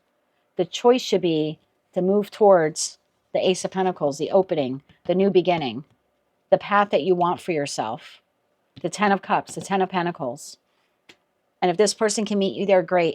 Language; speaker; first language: English; native; English